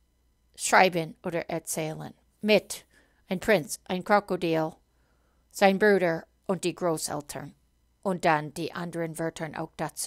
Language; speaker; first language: German; non-native, fluent; English